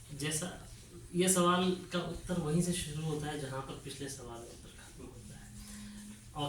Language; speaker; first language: Hindi; native; Hindi